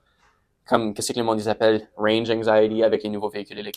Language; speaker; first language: French; non-native, local second language; English